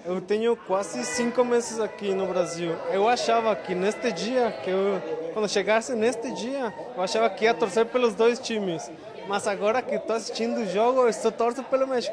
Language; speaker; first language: Portuguese; non-native, learner; Spanish